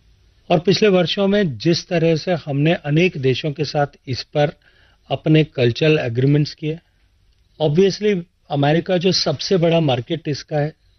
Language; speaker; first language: Hindi; native; Hindi